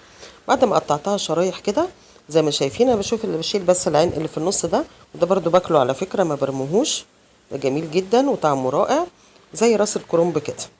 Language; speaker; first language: Arabic; native; Arabic